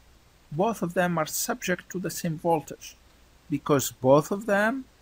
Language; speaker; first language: English; non-native, fluent; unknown